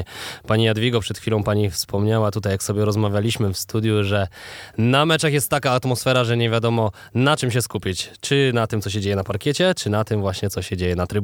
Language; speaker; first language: Polish; native; Polish